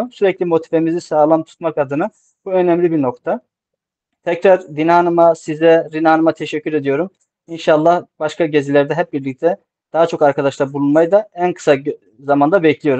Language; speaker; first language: Turkish; native; Turkish